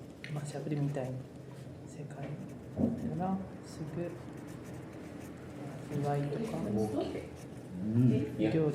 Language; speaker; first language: Japanese; native; Japanese